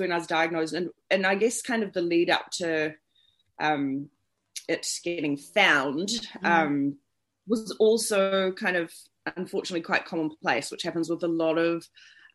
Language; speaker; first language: English; native; English